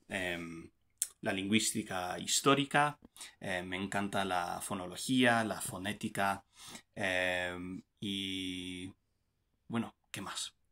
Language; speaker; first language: Spanish; non-native, fluent; English